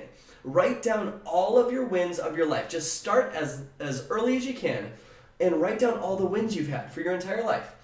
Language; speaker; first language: English; native; English